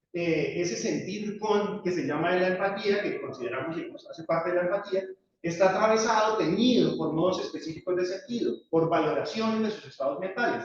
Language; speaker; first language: Spanish; native; Spanish